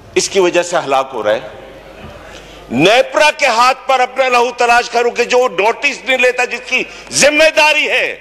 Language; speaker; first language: Urdu; native; Urdu